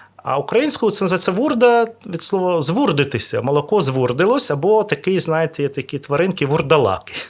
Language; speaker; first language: Ukrainian; non-native, local second language; Russian